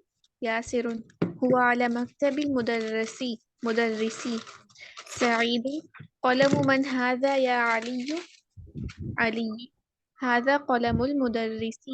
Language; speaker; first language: Arabic; non-native, learner; Urdu